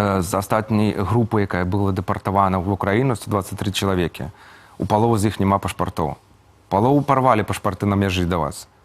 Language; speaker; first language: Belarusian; native; Belarusian